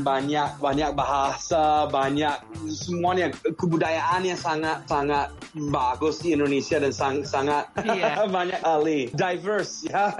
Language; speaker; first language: Indonesian; non-native, fluent; English